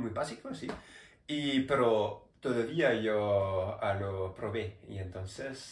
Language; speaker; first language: Spanish; non-native, learner; German